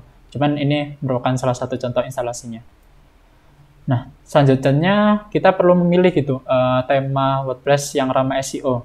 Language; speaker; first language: Indonesian; native; Indonesian